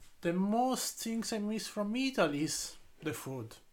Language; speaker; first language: English; non-native, learner; Italian